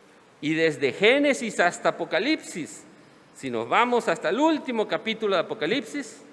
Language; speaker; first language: Spanish; native; Spanish